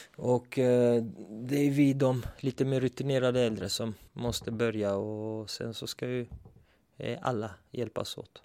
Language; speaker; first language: Swedish; early bilingual, other home language; Turkish